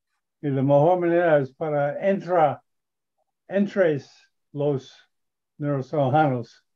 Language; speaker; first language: Spanish; non-native, learner; English